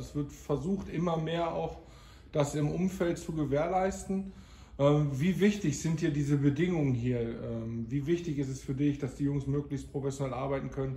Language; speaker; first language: German; native; German